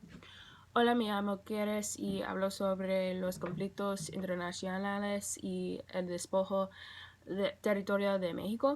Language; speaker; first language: Spanish; non-native, learner; English